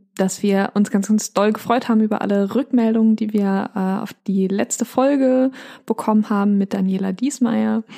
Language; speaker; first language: German; native; German